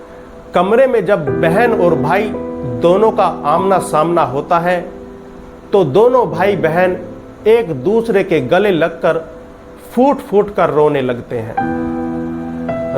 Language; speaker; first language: Hindi; native; Hindi